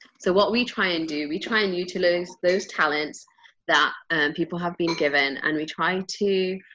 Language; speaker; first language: English; native; English